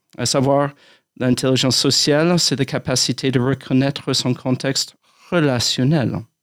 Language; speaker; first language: French; non-native, fluent; English